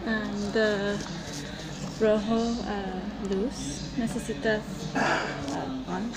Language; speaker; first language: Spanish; non-native, learner; English